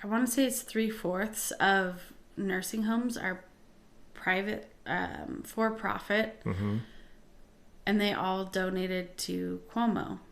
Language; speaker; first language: English; native; English